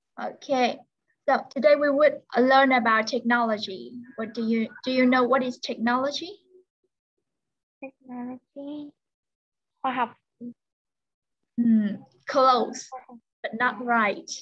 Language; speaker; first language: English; non-native, fluent; Vietnamese